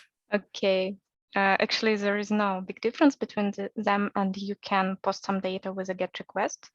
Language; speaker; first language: English; non-native, fluent; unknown